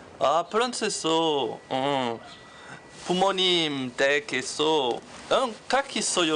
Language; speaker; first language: Korean; non-native, learner; French